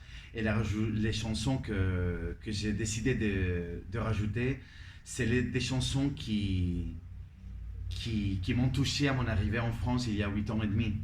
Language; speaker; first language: French; non-native, fluent; Spanish